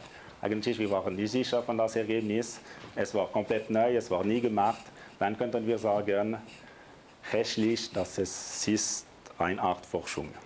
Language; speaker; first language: German; non-native, local second language; French